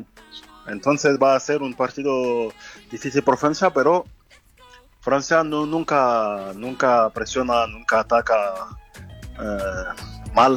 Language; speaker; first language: Spanish; non-native, fluent; French